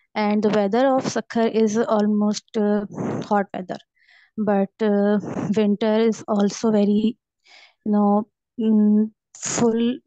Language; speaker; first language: English; non-native, local second language; Urdu